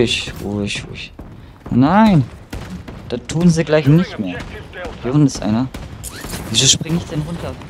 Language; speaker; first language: German; native; German